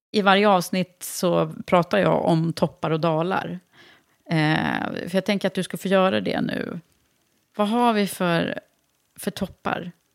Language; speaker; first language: Swedish; native; Swedish